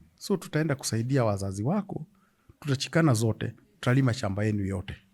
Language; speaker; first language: Swahili; non-native, local second language; Kikuyu